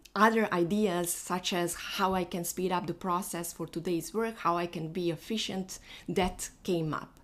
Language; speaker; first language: English; non-native, fluent; Bosnian